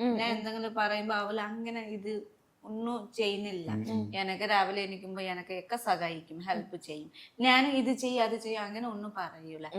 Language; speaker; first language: Malayalam; non-native, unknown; Nepali